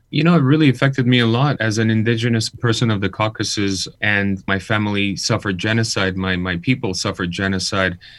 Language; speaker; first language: English; early bilingual, other home language; Armenian